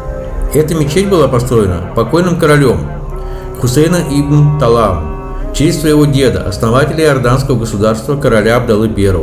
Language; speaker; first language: Russian; native; Russian